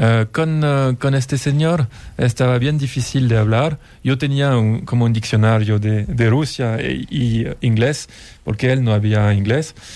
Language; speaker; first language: Spanish; non-native, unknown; French